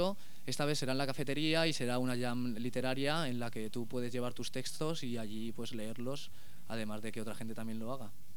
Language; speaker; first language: Spanish; native; Spanish